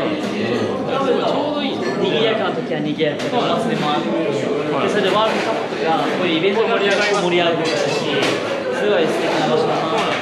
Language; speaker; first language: Japanese; native; Japanese